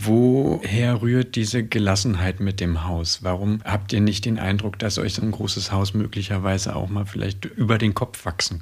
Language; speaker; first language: German; native; German